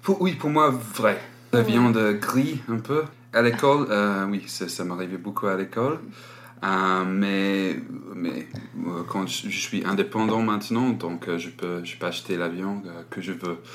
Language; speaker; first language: French; non-native, learner; English